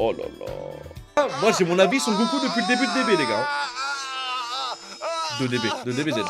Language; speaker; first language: French; native; French